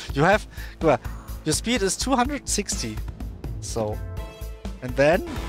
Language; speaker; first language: English; non-native, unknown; German